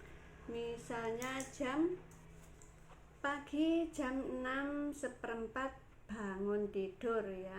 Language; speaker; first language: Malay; non-native, local second language; Javanese